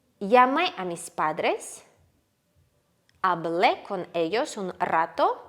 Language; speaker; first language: Spanish; non-native, fluent; Ukrainian